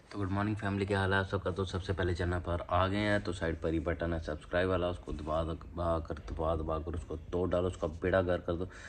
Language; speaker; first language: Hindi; non-native, local second language; Punjabi